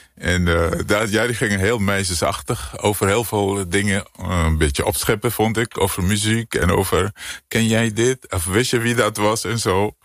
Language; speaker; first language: Dutch; native; Dutch